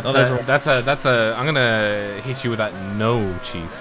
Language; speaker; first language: English; native; English